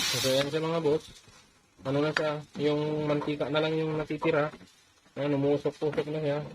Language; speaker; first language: Filipino; non-native, local second language; Iloko